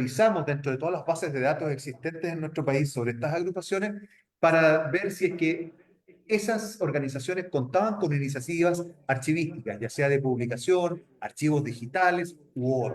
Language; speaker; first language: Spanish; native; Spanish